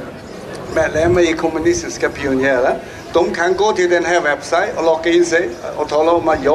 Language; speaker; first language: Swedish; non-native, fluent; Chinese